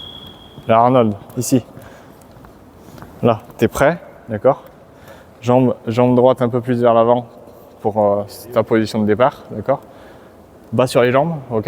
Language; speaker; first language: French; native; French